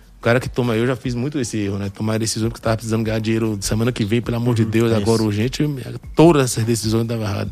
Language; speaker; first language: Portuguese; early bilingual, other home language; French